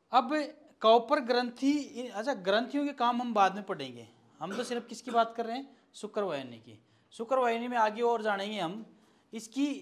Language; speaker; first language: Hindi; native; Hindi